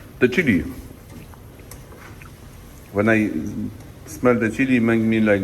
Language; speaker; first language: English; non-native, learner; Polish